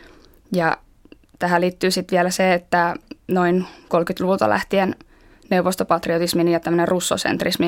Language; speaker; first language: Finnish; native; Finnish